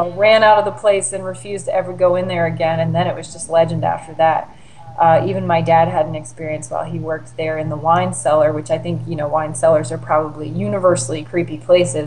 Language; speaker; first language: English; native; English